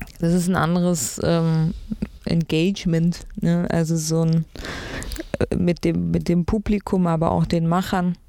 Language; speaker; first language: German; early bilingual, other home language; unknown